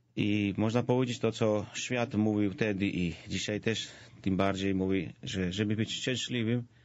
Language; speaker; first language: Polish; non-native, fluent; Georgian